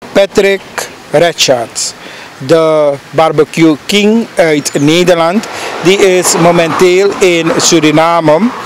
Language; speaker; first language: Dutch; native; Dutch